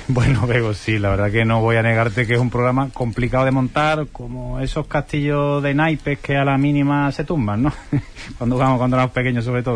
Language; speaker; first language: Spanish; native; Spanish